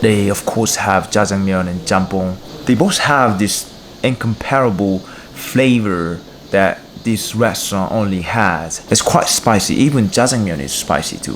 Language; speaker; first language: English; non-native, learner; Korean